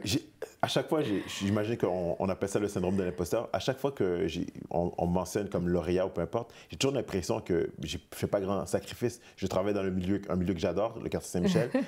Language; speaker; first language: French; native; French